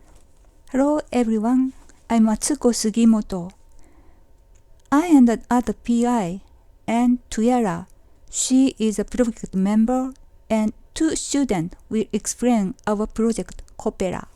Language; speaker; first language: English; non-native, fluent; Japanese